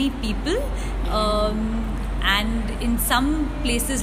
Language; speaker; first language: English; non-native, local second language; Bangla